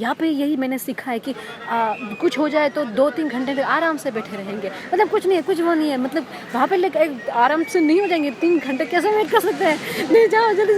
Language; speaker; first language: Hindi; non-native, fluent; Armenian